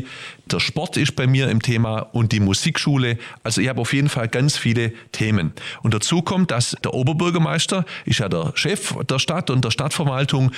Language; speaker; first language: German; native; German